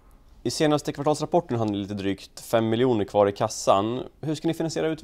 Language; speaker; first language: Swedish; native; Swedish